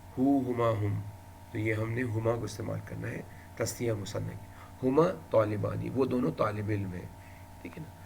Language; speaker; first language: Urdu; native; Urdu